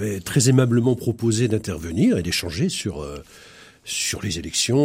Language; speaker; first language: French; native; French